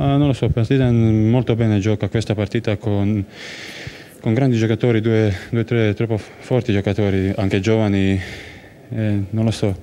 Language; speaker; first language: Italian; non-native, learner; Croatian